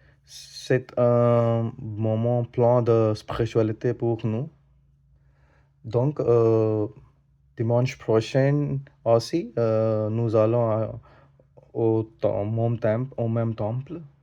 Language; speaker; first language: French; non-native, learner; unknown